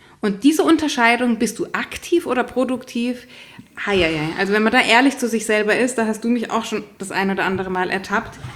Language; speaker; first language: German; native; German